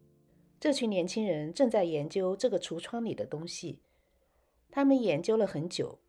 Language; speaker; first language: Chinese; native; Chinese